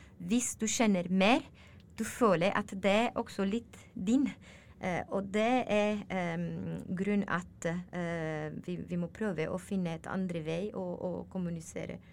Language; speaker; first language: Norwegian; non-native, learner; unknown